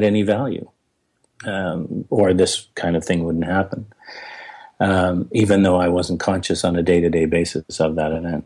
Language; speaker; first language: English; native; English